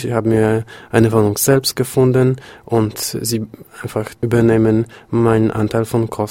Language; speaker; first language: German; non-native, fluent; Polish